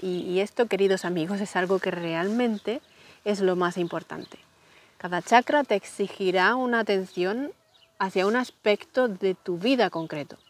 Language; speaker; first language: Spanish; native; Spanish